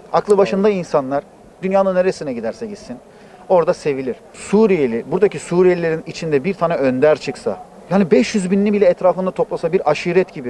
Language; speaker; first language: Turkish; native; Turkish